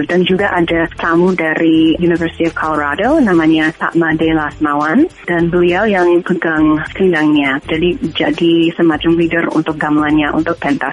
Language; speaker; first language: Indonesian; non-native, fluent; English